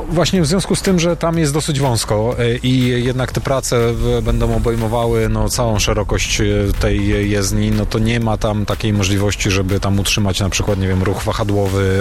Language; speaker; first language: Polish; native; Polish